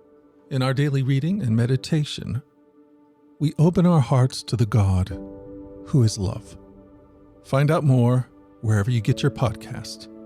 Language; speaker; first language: English; native; English